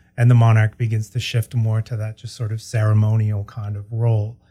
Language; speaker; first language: English; native; English